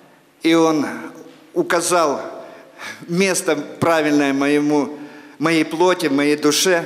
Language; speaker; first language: Polish; non-native, learner; Russian